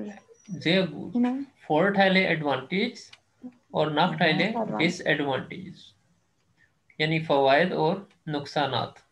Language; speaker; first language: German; non-native, fluent; Urdu